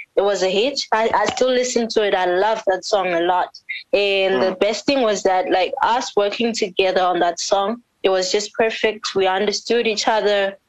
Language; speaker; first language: English; non-native, local second language; North Ndebele